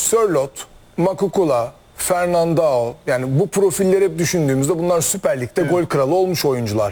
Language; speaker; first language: Turkish; native; Turkish